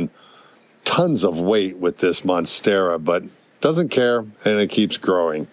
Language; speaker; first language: English; native; English